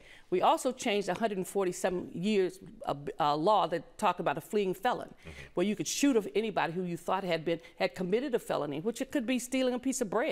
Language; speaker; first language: English; native; English